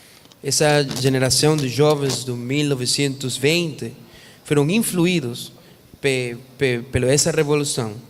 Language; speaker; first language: Portuguese; non-native, fluent; Spanish